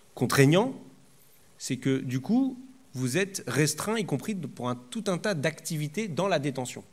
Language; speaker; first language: French; native; French